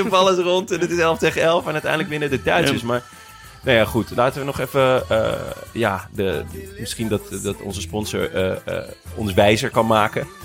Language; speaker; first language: Dutch; native; Dutch